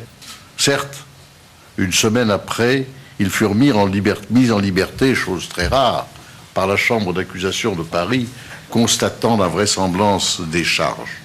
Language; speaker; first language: French; native; French